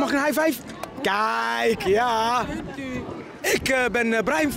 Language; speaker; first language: Dutch; native; Dutch